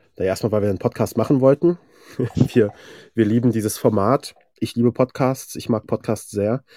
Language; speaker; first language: German; early bilingual, other home language; Persian